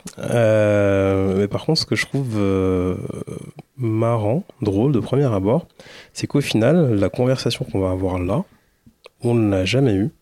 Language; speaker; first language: French; early bilingual, other home language; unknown